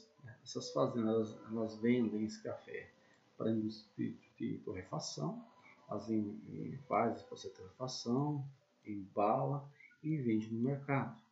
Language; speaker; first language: Portuguese; native; Portuguese